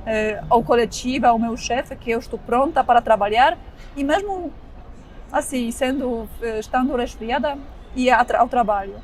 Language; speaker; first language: Portuguese; non-native, fluent; Polish